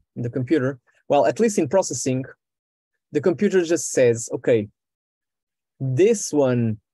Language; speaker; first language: English; non-native, fluent; Portuguese